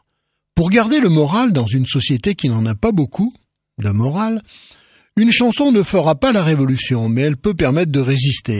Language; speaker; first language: French; native; French